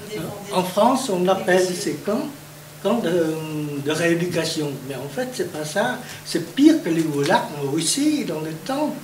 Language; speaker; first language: French; non-native, fluent; Vietnamese